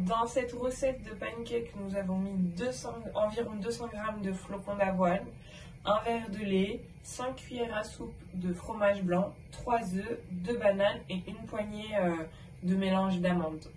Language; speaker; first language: French; early bilingual, other home language; Arabic